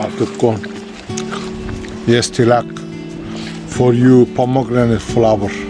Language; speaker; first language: English; non-native, learner; Turkish